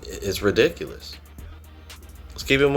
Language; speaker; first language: English; native; English